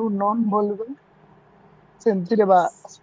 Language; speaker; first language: Italian; non-native, learner; Bangla